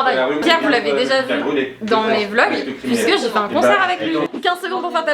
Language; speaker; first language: French; native; French